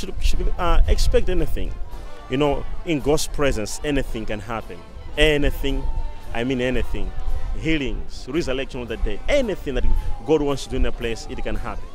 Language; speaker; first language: English; non-native, local second language; Tumbuka